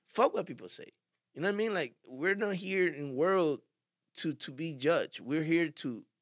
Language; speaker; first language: English; early bilingual, other home language; Spanish